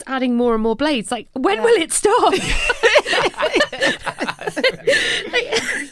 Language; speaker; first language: English; native; English